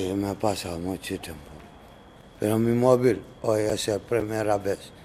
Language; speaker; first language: Spanish; non-native, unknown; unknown